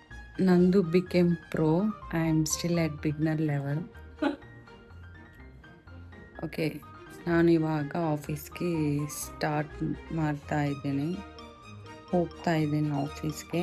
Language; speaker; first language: Kannada; non-native, learner; Telugu